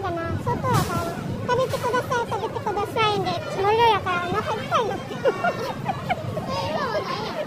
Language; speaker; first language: Japanese; native; Japanese